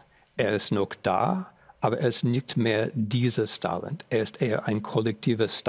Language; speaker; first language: German; non-native, fluent; English